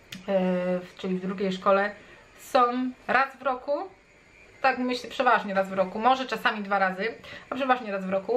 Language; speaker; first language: Polish; native; Polish